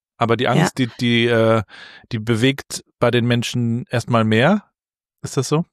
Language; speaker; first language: German; native; German